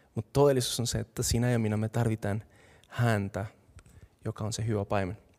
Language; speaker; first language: Finnish; non-native, fluent; Spanish